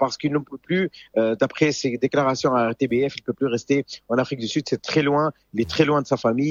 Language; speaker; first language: French; non-native, local second language; Arabic